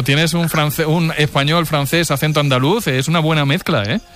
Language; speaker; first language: Spanish; native; Spanish